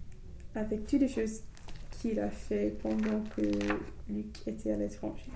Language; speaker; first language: French; non-native, learner; English